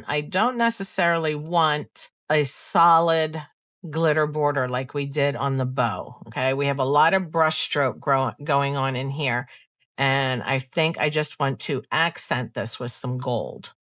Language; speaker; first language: English; native; English